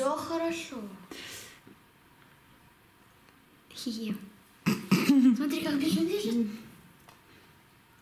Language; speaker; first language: Russian; non-native, local second language; Lithuanian